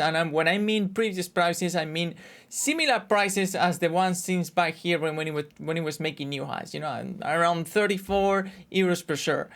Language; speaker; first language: English; non-native, fluent; Spanish